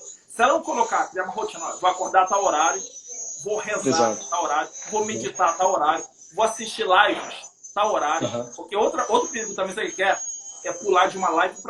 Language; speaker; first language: Portuguese; native; Portuguese